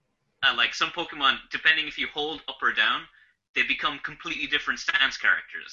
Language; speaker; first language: English; native; English